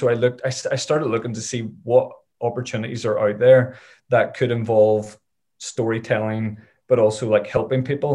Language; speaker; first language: English; native; English